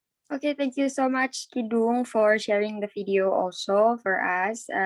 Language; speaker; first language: English; non-native, learner; Indonesian